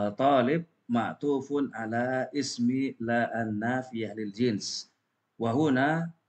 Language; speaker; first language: Arabic; non-native, fluent; Indonesian